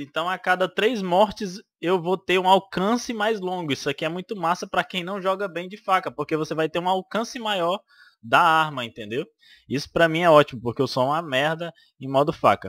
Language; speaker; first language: Portuguese; native; Portuguese